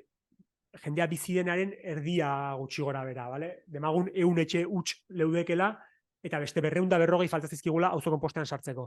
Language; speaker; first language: Basque; native; Basque